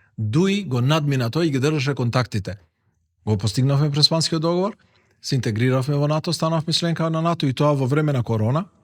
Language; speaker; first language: Macedonian; non-native, local second language; Albanian